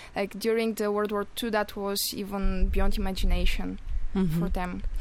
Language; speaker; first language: English; non-native, fluent; Bulgarian